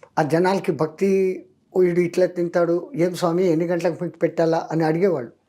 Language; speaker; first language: Telugu; non-native, fluent; Hindi